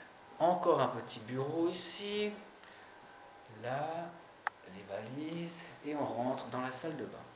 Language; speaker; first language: French; native; French